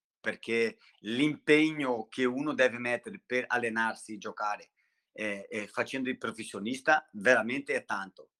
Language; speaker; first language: Italian; non-native, fluent; Portuguese